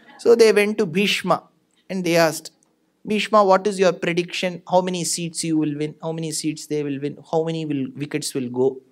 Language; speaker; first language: English; non-native, local second language; Tamil